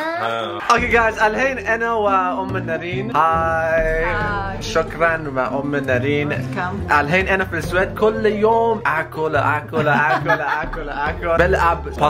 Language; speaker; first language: Arabic; non-native, learner; Swedish